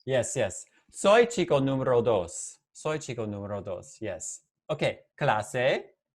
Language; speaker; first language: Spanish; non-native, fluent; English